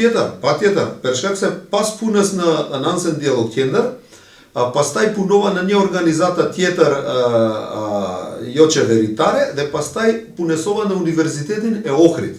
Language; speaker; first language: Albanian; non-native, local second language; Macedonian